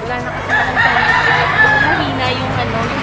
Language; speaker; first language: Filipino; non-native, local second language; Hiligaynon